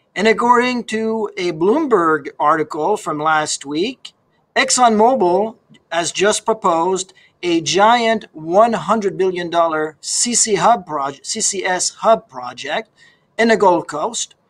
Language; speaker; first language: English; native; English